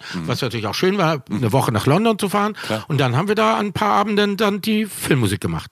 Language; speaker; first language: German; native; German